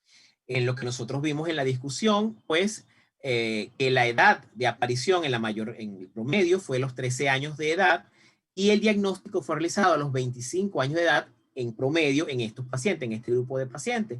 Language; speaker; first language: Spanish; native; Spanish